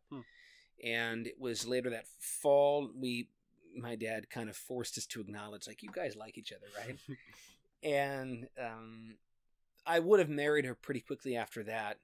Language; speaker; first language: English; native; English